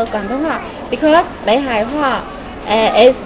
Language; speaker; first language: English; non-native, learner; Chinese